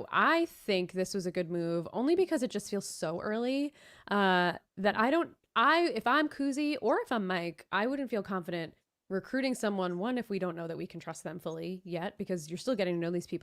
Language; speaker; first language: English; native; English